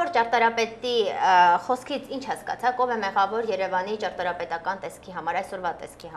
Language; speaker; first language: Armenian; native; Armenian